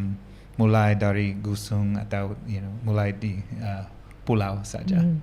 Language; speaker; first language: Indonesian; non-native, learner; English